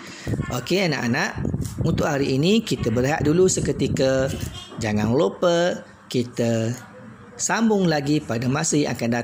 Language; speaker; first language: Malay; native; Malay